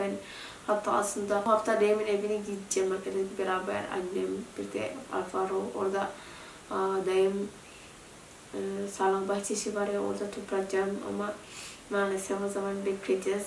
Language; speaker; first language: Turkish; non-native, learner; Indonesian